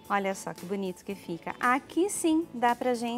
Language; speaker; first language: Portuguese; native; Portuguese